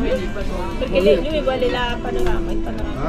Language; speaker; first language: Italian; non-native, fluent; Filipino